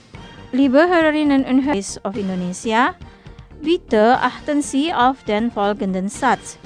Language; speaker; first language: German; non-native, fluent; Indonesian